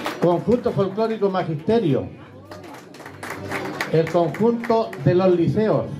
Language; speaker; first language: Spanish; native; Spanish